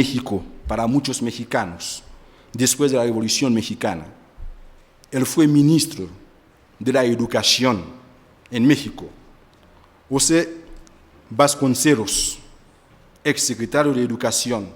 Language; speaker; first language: Spanish; non-native, fluent; Haitian Creole